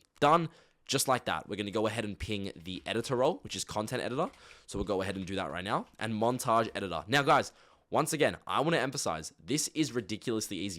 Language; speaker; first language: English; native; English